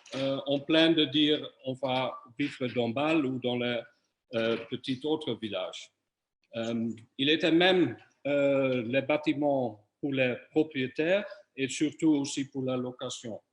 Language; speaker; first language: French; non-native, fluent; Dutch